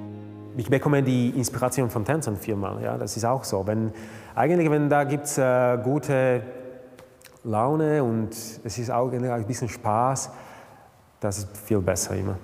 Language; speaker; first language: German; non-native, fluent; Slovak